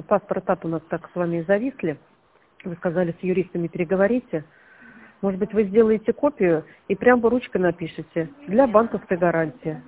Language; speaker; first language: Russian; native; Russian